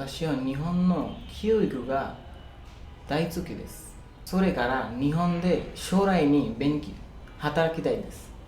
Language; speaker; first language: Japanese; non-native, learner; Bangla